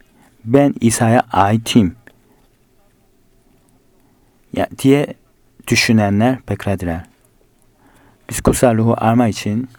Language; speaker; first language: Turkish; non-native, fluent; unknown